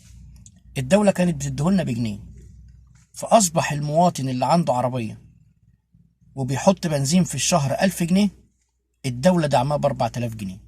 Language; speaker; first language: Arabic; native; Arabic